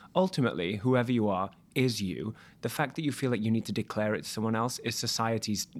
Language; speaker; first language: English; native; English